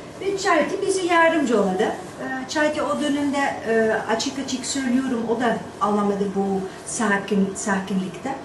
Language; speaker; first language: Turkish; non-native, fluent; Dutch